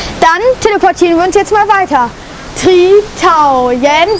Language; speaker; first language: German; native; German